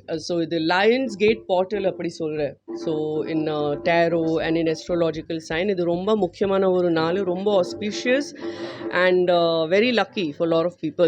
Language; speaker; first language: Tamil; non-native, fluent; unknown